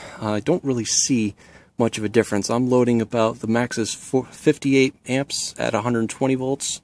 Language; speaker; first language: English; native; English